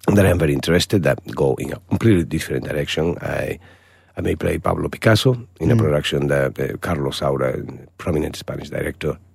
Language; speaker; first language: English; non-native, fluent; Spanish